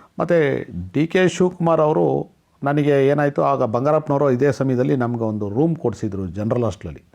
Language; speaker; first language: Kannada; non-native, local second language; Telugu